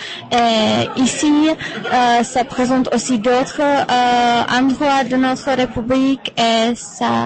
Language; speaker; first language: French; non-native, fluent; Czech